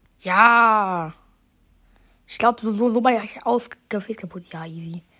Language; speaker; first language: German; native; German